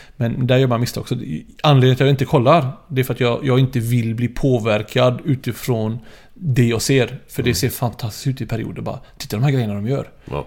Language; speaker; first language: Swedish; early bilingual, other home language; Arabic